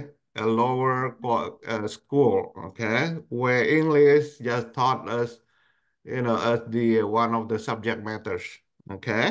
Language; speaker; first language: English; non-native, local second language; Indonesian